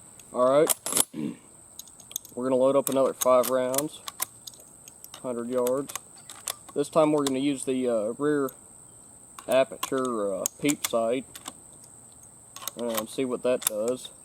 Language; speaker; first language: English; native; English